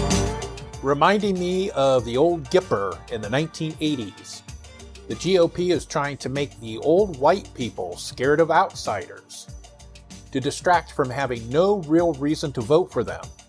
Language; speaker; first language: English; native; English